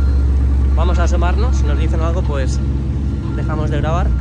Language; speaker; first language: Spanish; native; Spanish